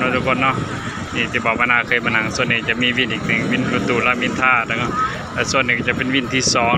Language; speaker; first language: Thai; non-native, local second language; Lao